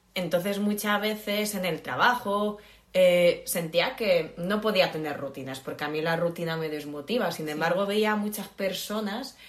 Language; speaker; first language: Spanish; non-native, fluent; Polish